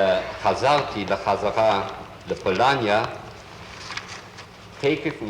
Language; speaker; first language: Hebrew; non-native, learner; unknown